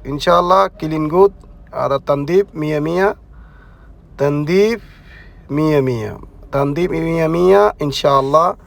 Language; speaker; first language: Arabic; non-native, learner; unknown